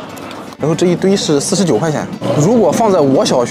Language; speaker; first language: Chinese; native; Chinese